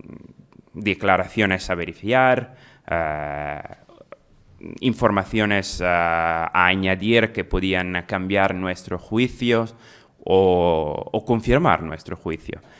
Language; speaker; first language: Spanish; non-native, fluent; Italian